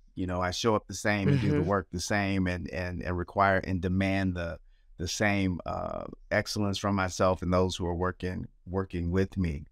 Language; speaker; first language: English; native; English